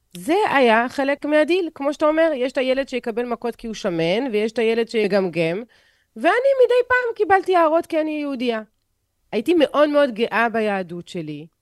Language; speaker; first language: Hebrew; non-native, fluent; French